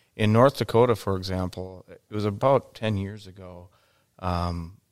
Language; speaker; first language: English; native; English